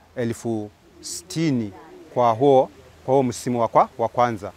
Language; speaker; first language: Swahili; native; Swahili